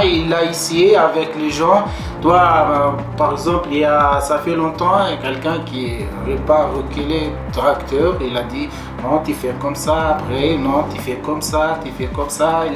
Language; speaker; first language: French; non-native, local second language; Arabic